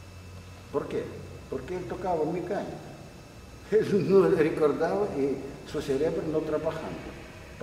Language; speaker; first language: Spanish; non-native, learner; Russian